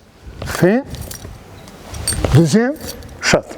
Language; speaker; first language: French; non-native, learner; Serbian